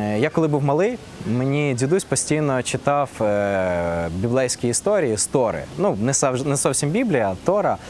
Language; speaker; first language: Ukrainian; non-native, local second language; Russian